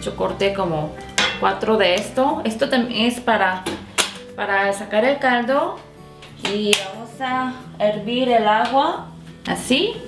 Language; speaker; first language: Spanish; non-native, fluent; Korean